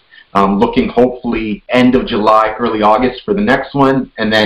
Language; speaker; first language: English; native; English